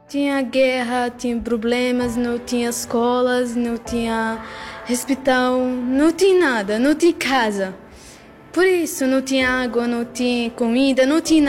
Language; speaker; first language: Portuguese; non-native, learner; Arabic